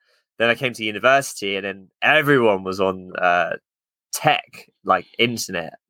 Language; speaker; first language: English; native; English